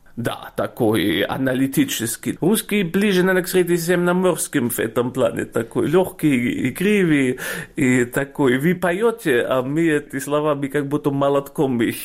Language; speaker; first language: Russian; non-native, fluent; German